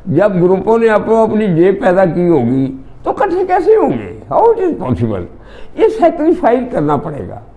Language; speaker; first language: Urdu; non-native, local second language; Punjabi